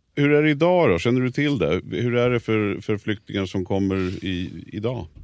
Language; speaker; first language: Swedish; native; Swedish